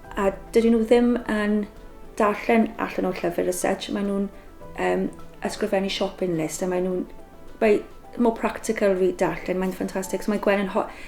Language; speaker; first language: Welsh; non-native, local second language; English